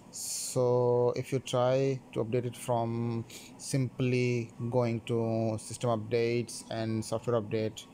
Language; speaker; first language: English; non-native, local second language; Urdu